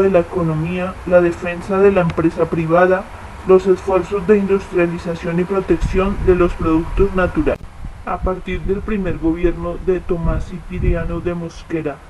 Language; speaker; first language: Spanish; native; Spanish